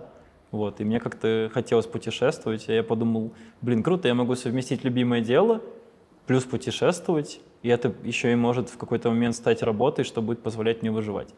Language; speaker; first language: Russian; native; Russian